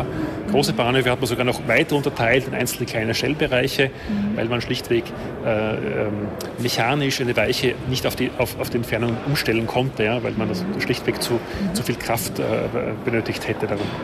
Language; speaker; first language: German; native; German